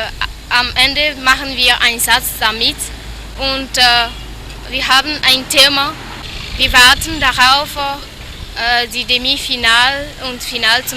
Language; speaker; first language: German; non-native, learner; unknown